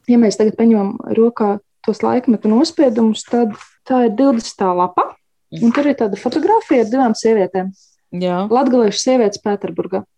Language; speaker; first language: Latvian; native; Latvian